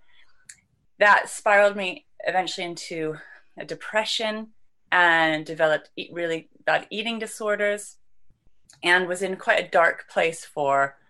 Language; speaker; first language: English; native; English